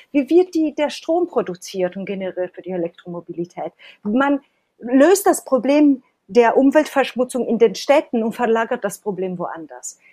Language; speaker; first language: German; non-native, fluent; Italian